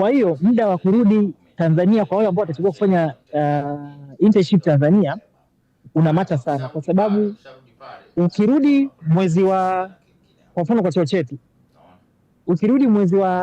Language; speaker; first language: Swahili; native; Swahili